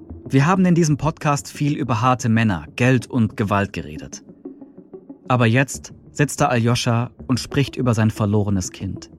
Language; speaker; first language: German; native; German